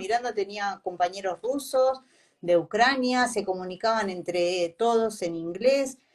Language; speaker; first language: Spanish; native; Spanish